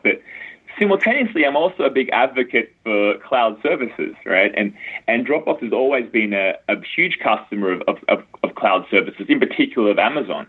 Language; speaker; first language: English; native; English